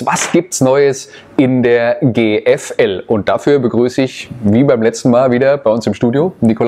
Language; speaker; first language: German; native; German